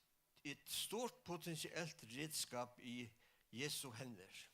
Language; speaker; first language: Danish; non-native, local second language; Faroese